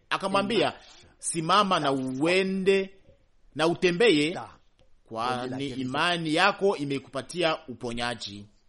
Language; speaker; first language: Swahili; native; Swahili